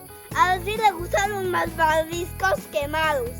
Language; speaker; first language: Spanish; native; Spanish